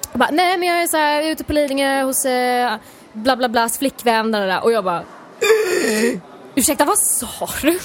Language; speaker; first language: Swedish; native; Swedish